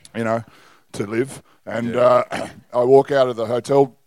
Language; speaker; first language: English; native; English